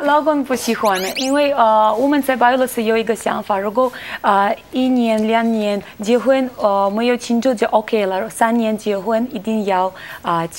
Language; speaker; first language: Chinese; non-native, learner; Russian